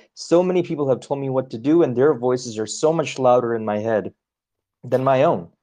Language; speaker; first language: English; early bilingual, other home language; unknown